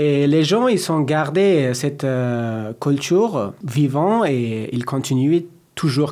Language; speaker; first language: French; non-native, learner; Persian